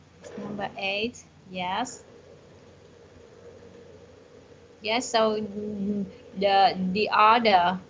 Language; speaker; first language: English; non-native, learner; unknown